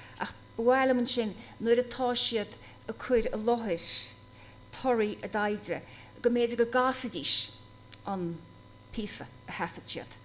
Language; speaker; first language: Irish; native; Irish